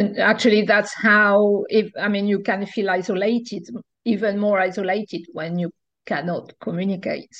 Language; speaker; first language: English; non-native, fluent; French